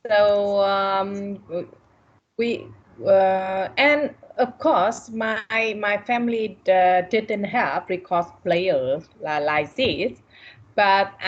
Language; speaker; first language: English; non-native, learner; Vietnamese